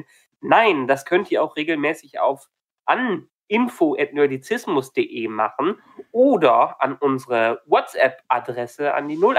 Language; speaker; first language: German; native; German